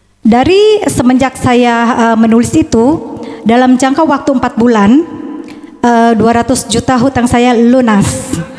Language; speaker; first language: Indonesian; native; Indonesian